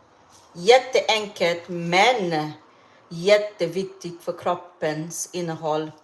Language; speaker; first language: Swedish; non-native, fluent; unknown